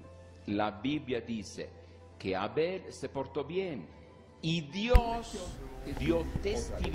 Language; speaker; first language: Spanish; non-native, fluent; Italian